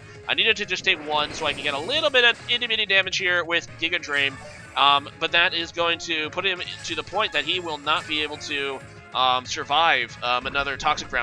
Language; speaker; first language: English; native; English